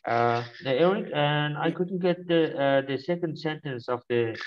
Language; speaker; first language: English; non-native, learner; Mongolian